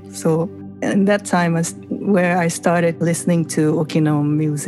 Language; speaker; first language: English; non-native, fluent; Japanese